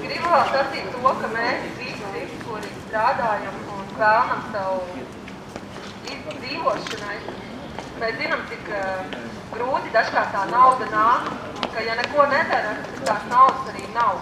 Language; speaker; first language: Latvian; native; Latvian